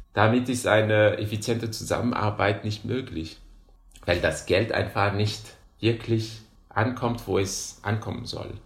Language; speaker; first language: German; non-native, fluent; Malagasy